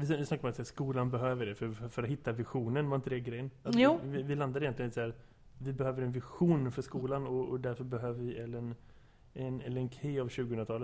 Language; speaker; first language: Swedish; native; Swedish